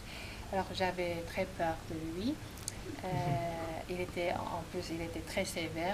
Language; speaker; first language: French; non-native, fluent; Japanese